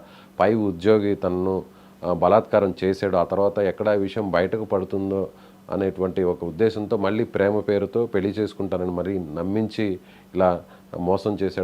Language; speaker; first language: Telugu; native; Telugu